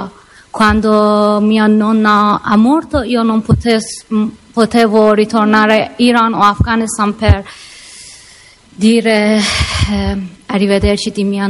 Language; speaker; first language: Italian; non-native, learner; Persian